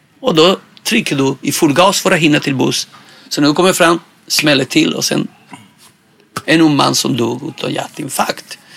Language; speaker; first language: Swedish; non-native, fluent; Spanish